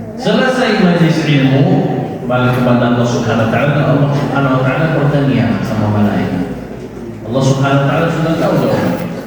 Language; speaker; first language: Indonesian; non-native, fluent; Arabic